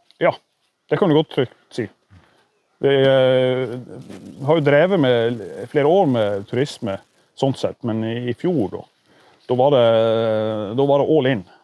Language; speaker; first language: Norwegian; native; Norwegian